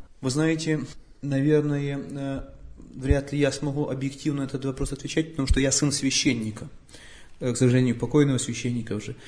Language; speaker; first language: Russian; native; Russian